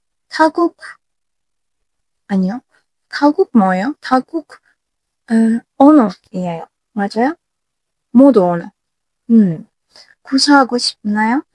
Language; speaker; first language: Korean; non-native, learner; Turkish